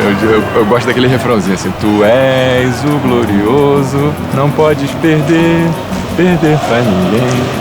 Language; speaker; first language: Portuguese; native; Portuguese